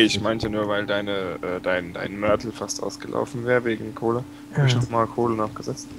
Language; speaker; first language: German; native; German